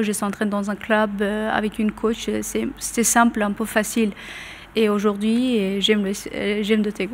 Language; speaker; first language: French; non-native, learner; Persian